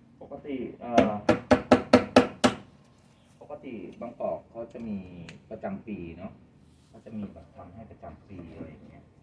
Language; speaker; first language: Thai; native; Thai